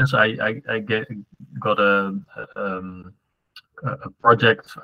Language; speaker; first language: English; non-native, fluent; Dutch